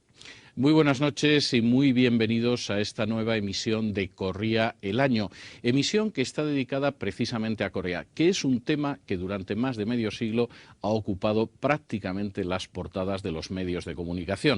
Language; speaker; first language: Spanish; native; Spanish